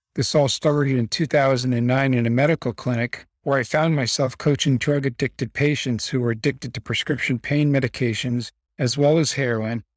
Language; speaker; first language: English; native; English